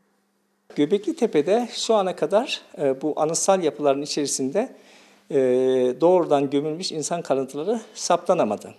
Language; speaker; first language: Turkish; native; Turkish